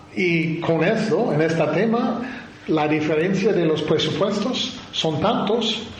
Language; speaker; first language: Spanish; non-native, learner; English